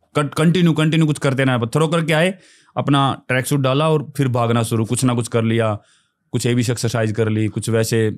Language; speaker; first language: Hindi; native; Hindi